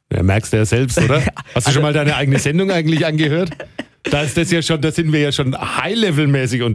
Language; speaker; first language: German; native; German